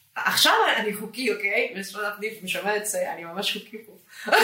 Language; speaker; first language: Hebrew; non-native, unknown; Spanish